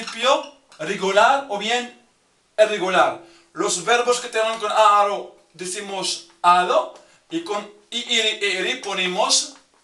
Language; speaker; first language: Spanish; non-native, fluent; Arabic